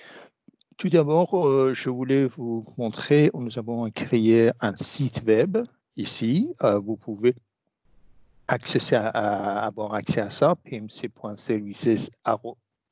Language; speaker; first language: French; non-native, fluent; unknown